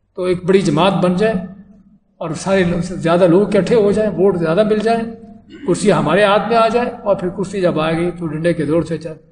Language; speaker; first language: Urdu; native; Urdu